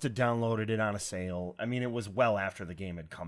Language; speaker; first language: English; native; English